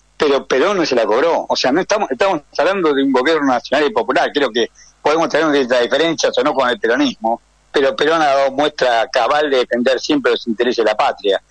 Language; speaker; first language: Spanish; native; Spanish